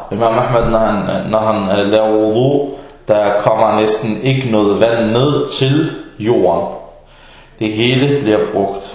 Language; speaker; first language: Danish; early bilingual, other home language; Arabic